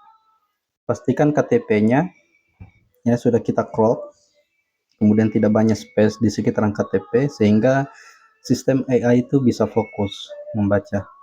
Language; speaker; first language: Indonesian; native; Indonesian